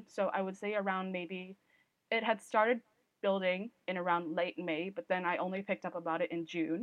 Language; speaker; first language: English; non-native, local second language; Cantonese